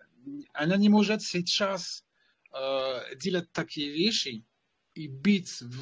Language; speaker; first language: Russian; non-native, fluent; French